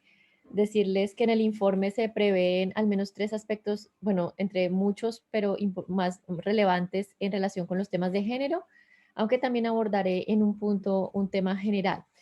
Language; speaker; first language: Spanish; native; Spanish